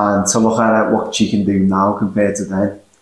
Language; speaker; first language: English; native; English